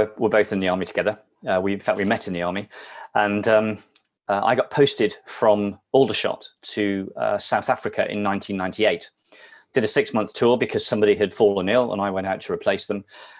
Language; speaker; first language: English; native; English